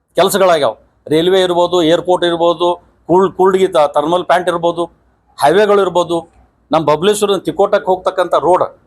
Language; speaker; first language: Kannada; native; Kannada